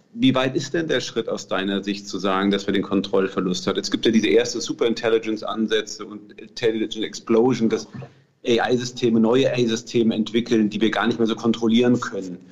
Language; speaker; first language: German; native; German